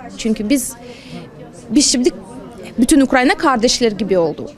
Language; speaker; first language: Turkish; non-native, learner; Ukrainian